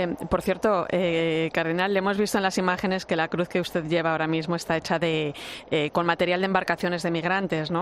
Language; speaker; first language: Spanish; native; Spanish